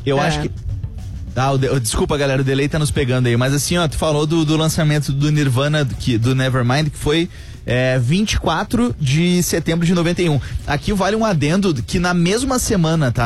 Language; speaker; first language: Portuguese; native; Portuguese